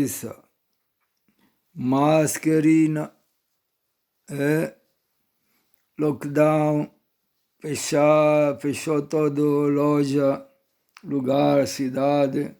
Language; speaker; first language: Portuguese; non-native, fluent; Italian